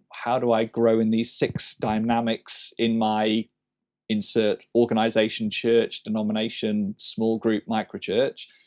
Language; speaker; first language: English; native; English